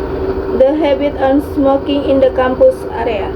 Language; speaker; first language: English; non-native, learner; Indonesian